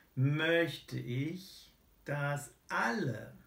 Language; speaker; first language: German; native; German